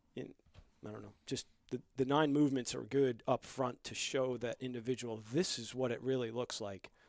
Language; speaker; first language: English; native; English